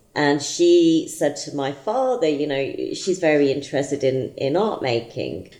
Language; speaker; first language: English; native; English